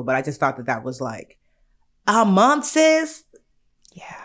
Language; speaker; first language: English; native; English